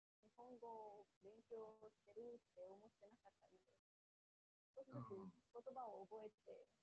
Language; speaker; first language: Japanese; non-native, fluent; Romanian